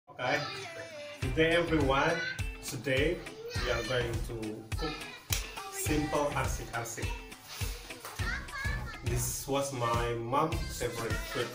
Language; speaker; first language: English; non-native, learner; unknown